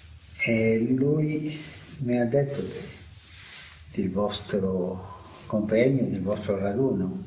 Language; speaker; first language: Italian; non-native, fluent; Spanish